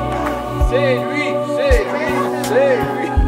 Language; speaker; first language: French; non-native, fluent; Spanish